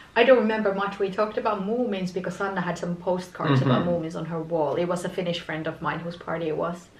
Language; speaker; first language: English; non-native, fluent; Finnish